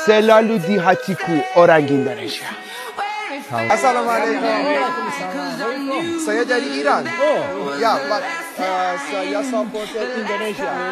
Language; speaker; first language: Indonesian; non-native, learner; Persian